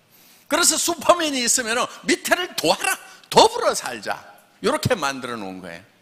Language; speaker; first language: Korean; native; Korean